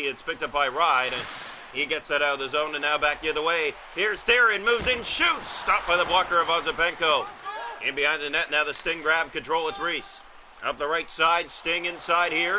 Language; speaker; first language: English; native; English